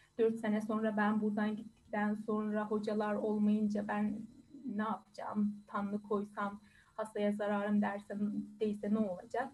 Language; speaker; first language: Turkish; non-native, fluent; Persian